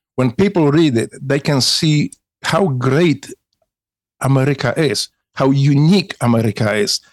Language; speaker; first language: English; non-native, fluent; Polish